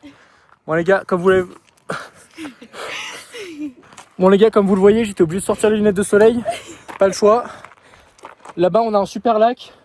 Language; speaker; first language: French; native; French